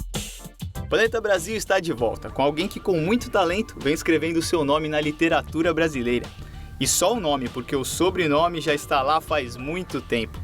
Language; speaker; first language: Portuguese; native; Portuguese